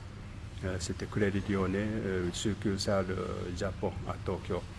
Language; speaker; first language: French; non-native, learner; Japanese